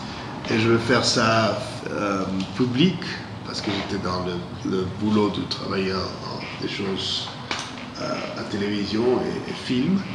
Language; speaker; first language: French; non-native, fluent; English